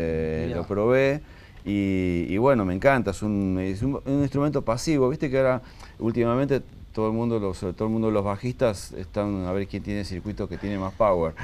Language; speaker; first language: Spanish; native; Spanish